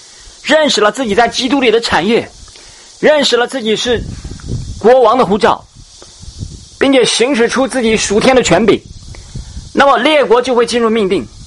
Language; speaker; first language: Chinese; native; Chinese